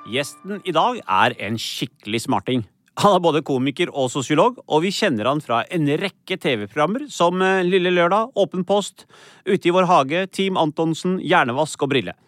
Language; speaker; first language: Norwegian; early bilingual, other home language; Urdu